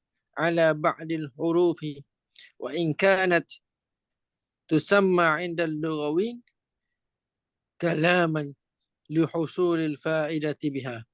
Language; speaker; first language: Arabic; non-native, fluent; Malay